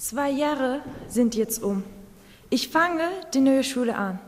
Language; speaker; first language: German; non-native, fluent; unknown